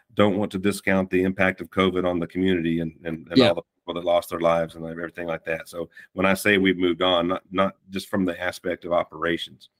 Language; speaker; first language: English; native; English